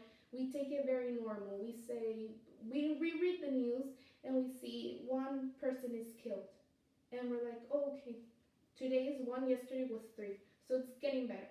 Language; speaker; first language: English; non-native, fluent; Spanish